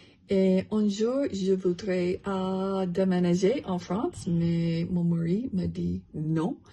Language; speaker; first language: French; non-native, learner; English